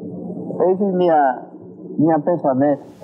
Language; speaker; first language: Portuguese; non-native, local second language; Kayapó